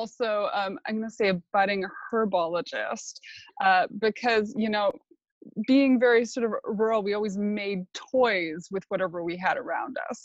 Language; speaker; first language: English; native; English